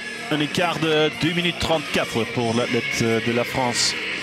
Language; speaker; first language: French; non-native, fluent; Dutch